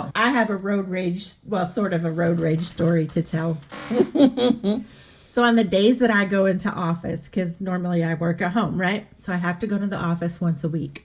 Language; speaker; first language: English; native; English